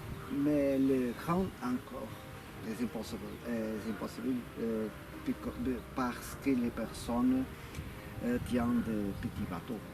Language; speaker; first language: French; non-native, learner; Portuguese